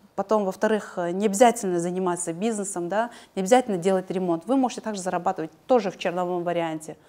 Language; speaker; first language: Russian; non-native, local second language; Kazakh